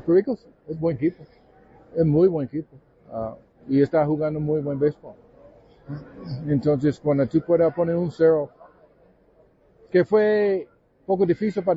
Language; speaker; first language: Spanish; non-native, learner; English